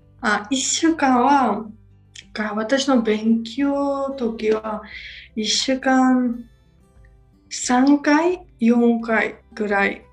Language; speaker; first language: Japanese; non-native, learner; Georgian